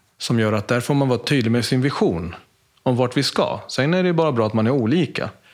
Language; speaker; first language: Swedish; early bilingual, other home language; Spanish